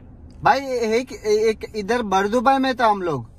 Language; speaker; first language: Hindi; non-native, local second language; Telugu